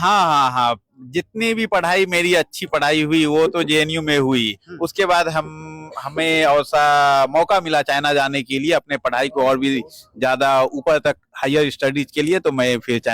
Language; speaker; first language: Hindi; native; Hindi